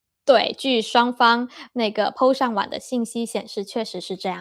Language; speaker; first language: Chinese; native; Chinese